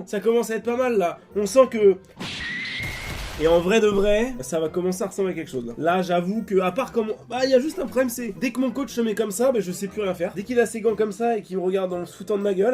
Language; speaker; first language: French; native; French